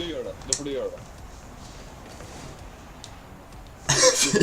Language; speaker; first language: Swedish; native; Swedish